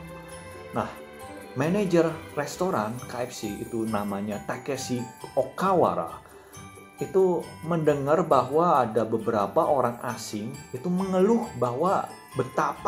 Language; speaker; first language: Indonesian; native; Indonesian